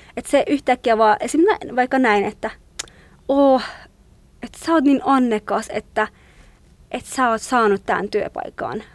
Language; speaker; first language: Finnish; non-native, fluent; Kurdish